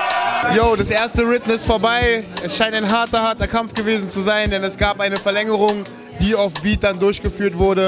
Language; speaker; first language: German; native; German